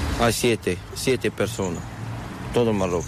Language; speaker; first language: Spanish; non-native, learner; Arabic